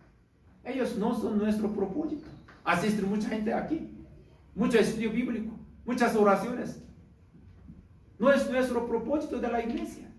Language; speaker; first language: Spanish; non-native, learner; Korean